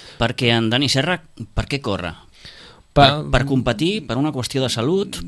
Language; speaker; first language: Catalan; native; Catalan